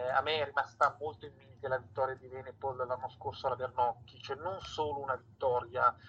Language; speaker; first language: Italian; native; Italian